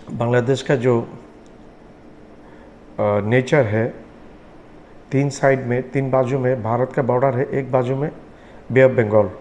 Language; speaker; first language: Hindi; non-native, learner; Bangla